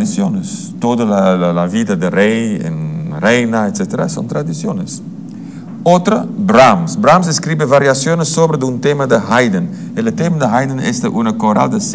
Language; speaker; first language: Spanish; non-native, learner; Dutch